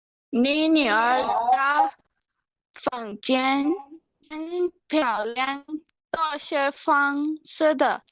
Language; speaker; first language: Chinese; non-native, learner; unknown